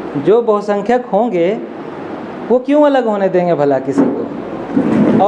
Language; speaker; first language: Hindi; non-native, local second language; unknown